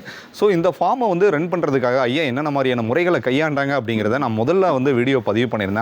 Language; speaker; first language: Tamil; native; Tamil